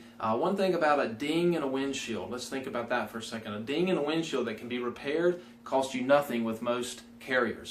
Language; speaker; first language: English; native; English